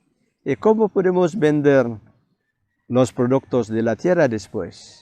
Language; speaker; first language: Spanish; non-native, fluent; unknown